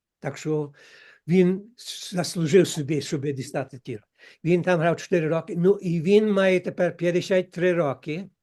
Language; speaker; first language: Ukrainian; early bilingual, heritage; Ukrainian